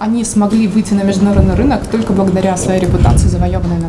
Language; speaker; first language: Russian; native; Russian